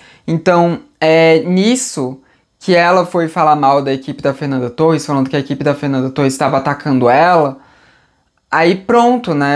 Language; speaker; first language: Portuguese; native; Portuguese